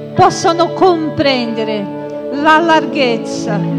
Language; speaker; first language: Italian; non-native, fluent; Portuguese